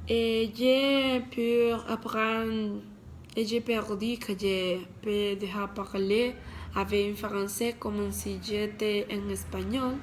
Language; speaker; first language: French; non-native, learner; Spanish